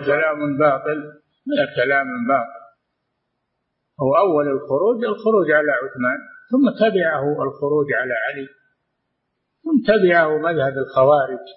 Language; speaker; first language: Arabic; native; Arabic